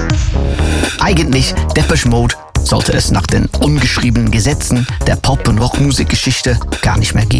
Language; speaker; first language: German; native; German